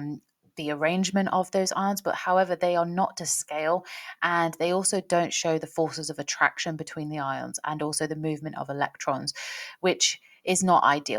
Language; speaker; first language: English; native; English